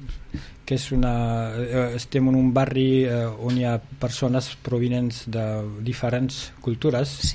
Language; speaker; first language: Catalan; non-native, fluent; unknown